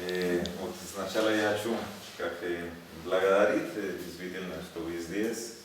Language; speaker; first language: Russian; non-native, learner; Spanish